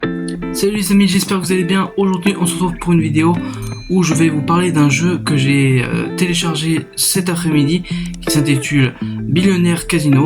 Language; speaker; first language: French; native; French